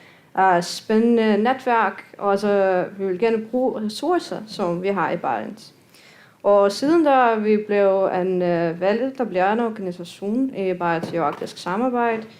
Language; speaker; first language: Danish; non-native, fluent; Russian